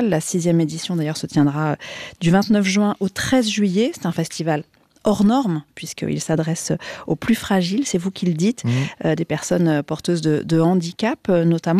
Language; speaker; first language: French; native; French